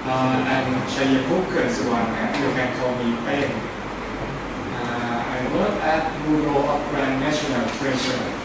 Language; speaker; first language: English; non-native, learner; Thai